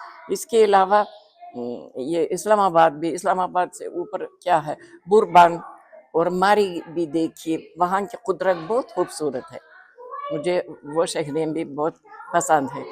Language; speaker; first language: Hindi; non-native, fluent; Uzbek